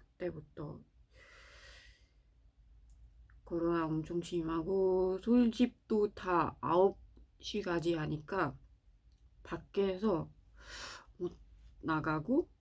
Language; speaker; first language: Korean; non-native, learner; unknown